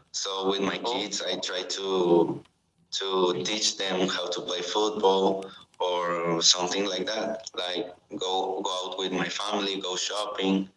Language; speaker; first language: English; non-native, learner; Spanish